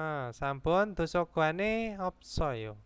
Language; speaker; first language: Korean; non-native, fluent; Indonesian